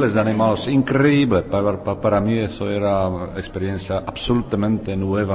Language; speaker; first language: Spanish; non-native, learner; Czech